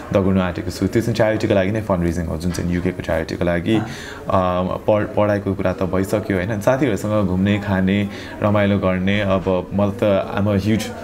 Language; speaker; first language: Nepali; early bilingual, heritage; Nepali